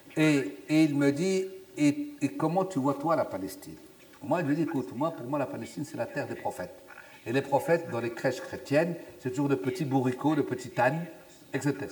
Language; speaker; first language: French; non-native, local second language; Arabic